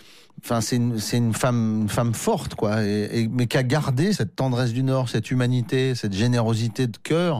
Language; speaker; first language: French; native; French